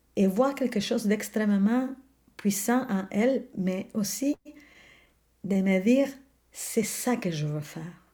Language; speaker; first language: French; non-native, fluent; Spanish